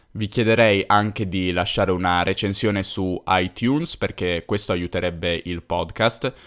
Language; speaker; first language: Italian; native; Italian